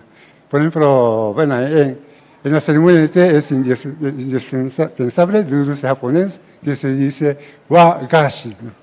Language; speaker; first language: Spanish; non-native, fluent; Japanese